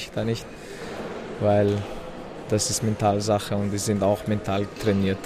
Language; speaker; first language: German; non-native, fluent; Chechen